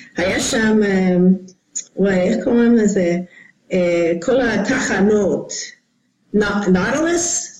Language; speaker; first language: Hebrew; non-native, fluent; English